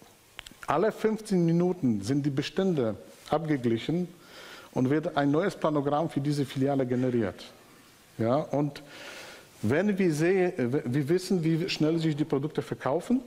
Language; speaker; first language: German; non-native, fluent; Polish